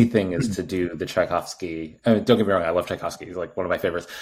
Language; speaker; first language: English; native; English